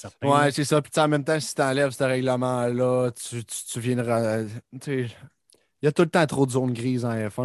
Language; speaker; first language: French; native; French